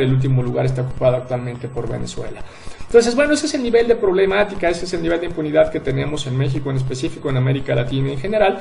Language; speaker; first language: Spanish; native; Spanish